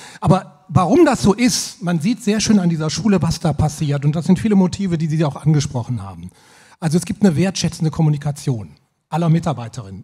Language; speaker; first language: German; native; German